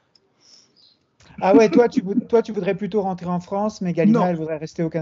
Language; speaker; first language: French; native; French